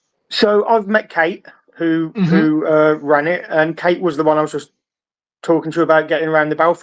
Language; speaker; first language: English; native; English